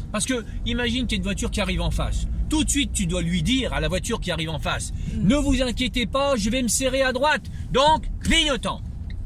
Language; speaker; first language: French; native; French